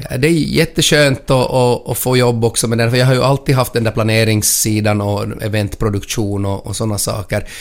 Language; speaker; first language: Swedish; native; Swedish